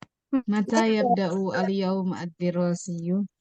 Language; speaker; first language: Arabic; non-native, learner; Indonesian